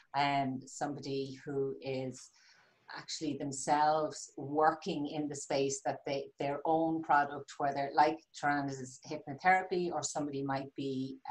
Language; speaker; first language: English; native; English